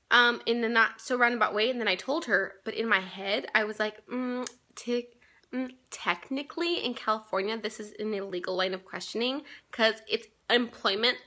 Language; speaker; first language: English; native; English